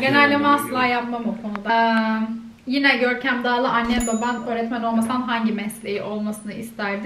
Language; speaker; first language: Turkish; native; Turkish